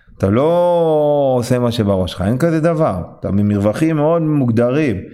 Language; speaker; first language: Hebrew; non-native, fluent; English